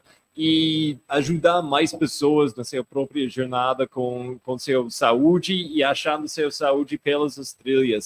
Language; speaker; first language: Portuguese; non-native, fluent; English